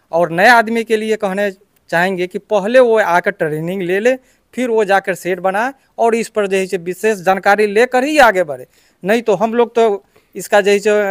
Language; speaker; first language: Hindi; native; Hindi